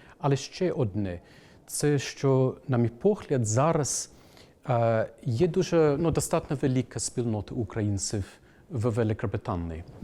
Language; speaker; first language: Ukrainian; non-native, fluent; English